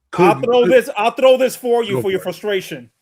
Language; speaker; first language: English; native; English